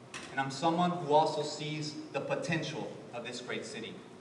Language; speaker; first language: English; early bilingual, other home language; Spanish